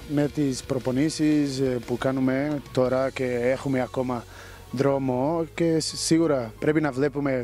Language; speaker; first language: Greek; non-native, fluent; Portuguese